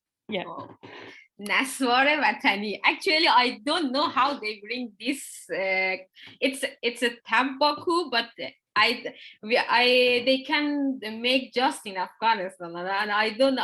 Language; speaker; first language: English; non-native, learner; Persian